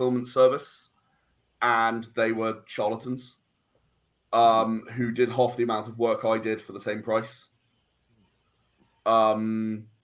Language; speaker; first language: English; native; English